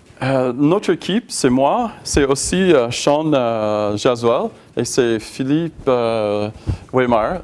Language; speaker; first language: French; non-native, learner; English